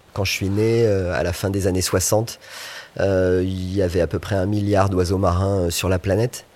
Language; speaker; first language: French; native; French